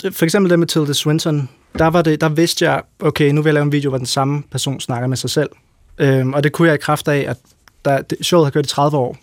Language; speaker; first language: Danish; native; Danish